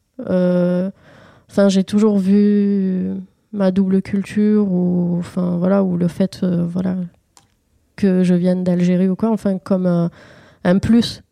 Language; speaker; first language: French; early bilingual, other home language; Arabic